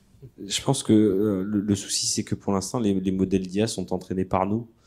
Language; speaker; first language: French; native; French